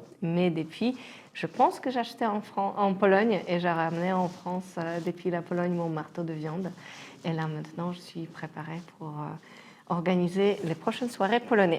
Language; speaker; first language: French; non-native, fluent; Polish